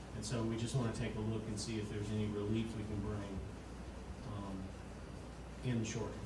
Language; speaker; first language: English; native; English